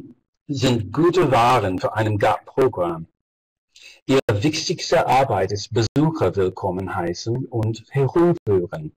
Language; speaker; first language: German; non-native, fluent; English